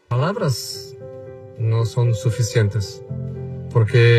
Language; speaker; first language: Spanish; non-native, fluent; Portuguese